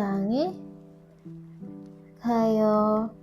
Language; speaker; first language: Korean; non-native, learner; Indonesian